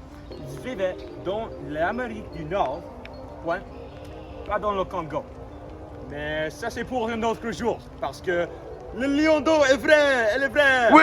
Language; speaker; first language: French; non-native, learner; English